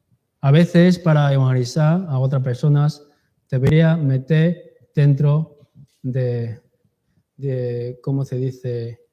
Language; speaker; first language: Spanish; non-native, learner; Chinese